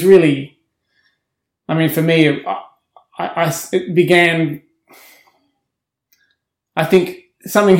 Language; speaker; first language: English; native; English